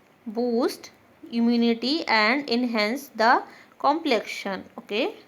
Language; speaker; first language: English; non-native, local second language; Hindi